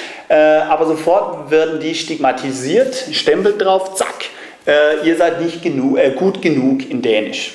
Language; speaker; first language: German; non-native, fluent; Danish